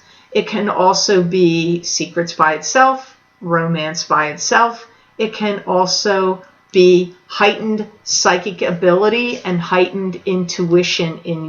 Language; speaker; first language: English; native; English